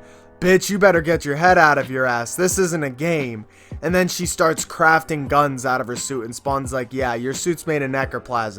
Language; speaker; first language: English; native; English